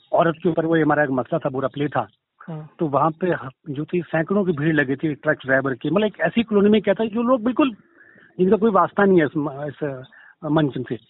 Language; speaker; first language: Hindi; native; Hindi